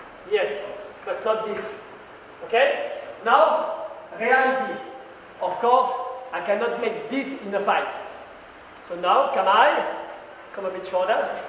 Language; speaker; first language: English; non-native, fluent; French